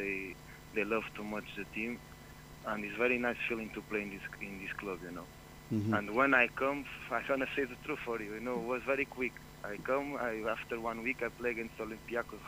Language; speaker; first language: English; non-native, fluent; Portuguese